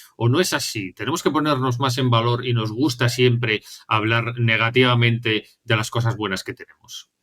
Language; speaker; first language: Spanish; native; Spanish